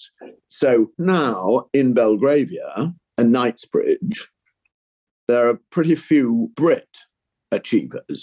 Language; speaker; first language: English; native; English